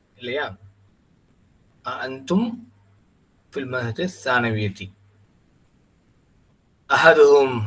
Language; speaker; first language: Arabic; non-native, fluent; Tamil